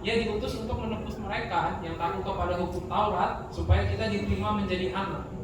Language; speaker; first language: Indonesian; native; Indonesian